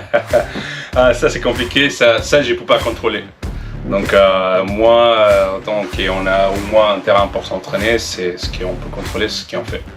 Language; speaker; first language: French; non-native, fluent; Spanish